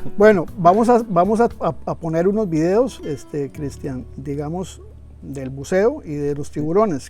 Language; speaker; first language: Spanish; native; Spanish